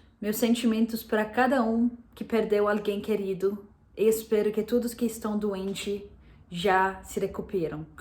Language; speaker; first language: Portuguese; non-native, fluent; Arabic